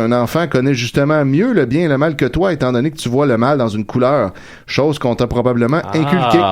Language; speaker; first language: French; native; French